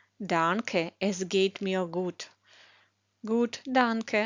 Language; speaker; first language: German; non-native, fluent; Ukrainian